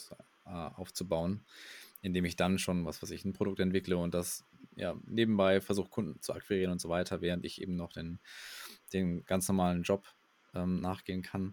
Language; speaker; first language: German; native; German